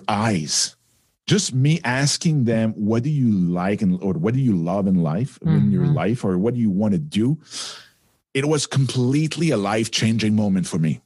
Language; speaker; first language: English; non-native, fluent; French